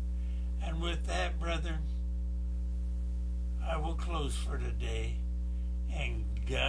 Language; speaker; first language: English; native; English